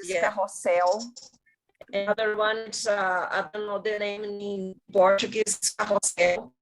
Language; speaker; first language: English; non-native, learner; Portuguese